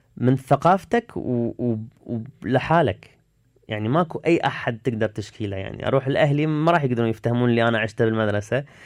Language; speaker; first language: Arabic; early bilingual, heritage; Arabic